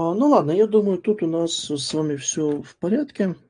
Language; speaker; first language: Russian; native; Russian